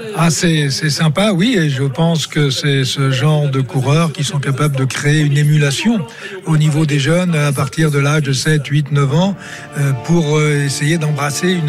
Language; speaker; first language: French; native; French